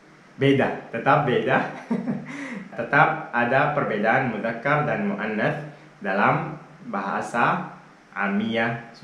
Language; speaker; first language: Indonesian; non-native, fluent; Arabic